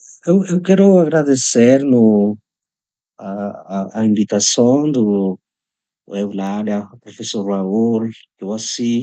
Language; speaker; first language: Portuguese; non-native, learner; Spanish